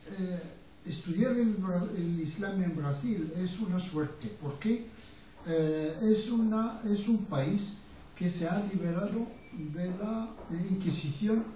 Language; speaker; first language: Spanish; non-native, fluent; Arabic